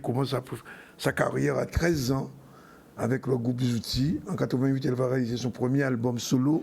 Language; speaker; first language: French; native; French